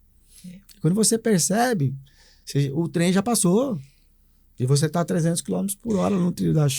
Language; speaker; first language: Portuguese; native; Portuguese